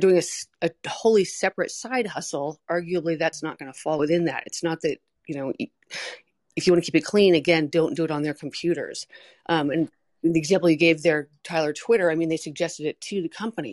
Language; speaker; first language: English; non-native, fluent; Portuguese